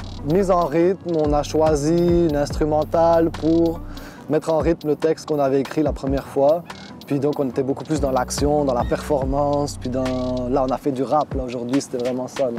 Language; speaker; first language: French; native; French